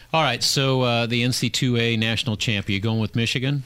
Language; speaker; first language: English; native; English